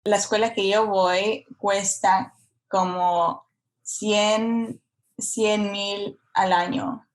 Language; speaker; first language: Spanish; early bilingual, heritage; Spanish